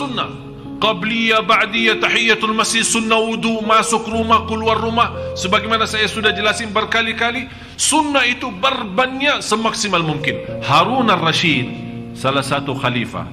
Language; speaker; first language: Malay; non-native, fluent; Arabic